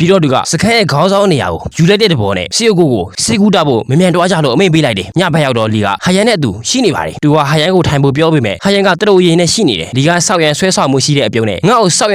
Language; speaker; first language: Burmese; native; Burmese